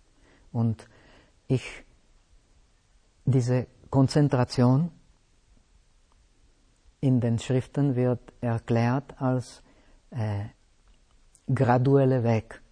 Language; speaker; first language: German; non-native, fluent; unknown